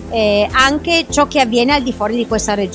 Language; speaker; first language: Italian; native; Italian